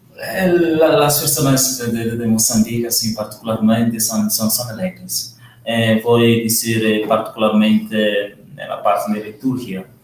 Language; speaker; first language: Spanish; non-native, learner; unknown